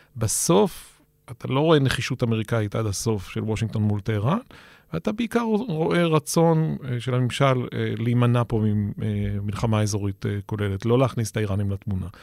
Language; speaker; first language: Hebrew; native; Hebrew